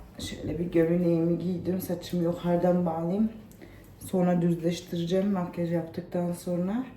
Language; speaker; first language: Turkish; early bilingual, heritage; Turkish